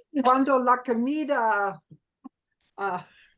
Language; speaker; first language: Spanish; non-native, learner; English